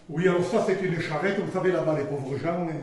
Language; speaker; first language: French; native; French